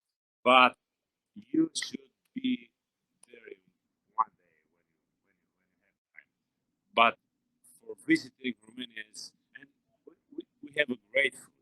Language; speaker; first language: English; non-native, learner; Romanian